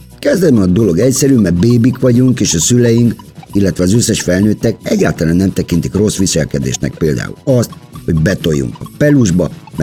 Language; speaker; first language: Hungarian; native; Hungarian